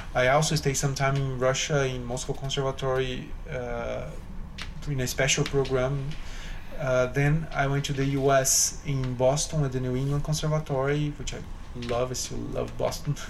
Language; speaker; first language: English; non-native, fluent; Portuguese